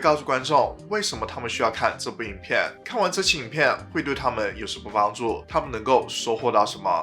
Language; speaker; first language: Chinese; native; Chinese